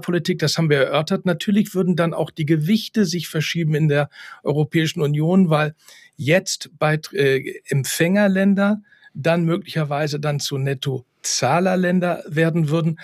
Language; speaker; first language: German; native; German